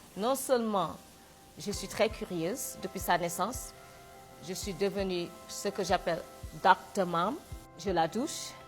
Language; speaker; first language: French; non-native, local second language; Wolof